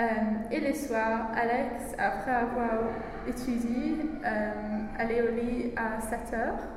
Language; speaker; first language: French; non-native, learner; English